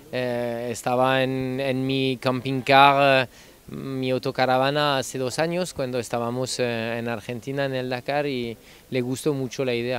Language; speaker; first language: Spanish; non-native, fluent; French